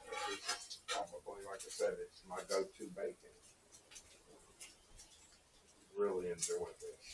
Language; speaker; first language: English; native; English